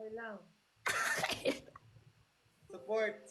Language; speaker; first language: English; non-native, local second language; Filipino